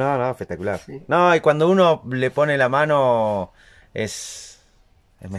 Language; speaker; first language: Spanish; native; Spanish